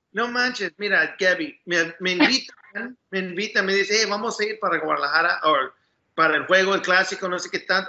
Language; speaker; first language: Spanish; early bilingual, other home language; English